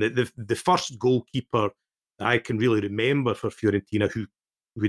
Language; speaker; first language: English; native; English